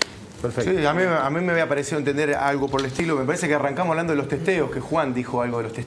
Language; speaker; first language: Spanish; native; Spanish